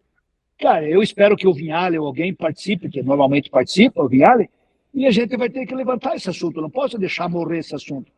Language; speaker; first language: Portuguese; native; Portuguese